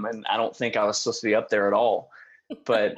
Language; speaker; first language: English; native; English